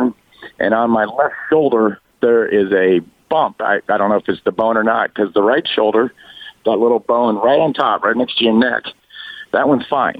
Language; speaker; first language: English; native; English